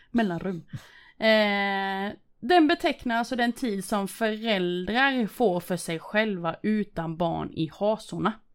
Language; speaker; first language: Swedish; early bilingual, other home language; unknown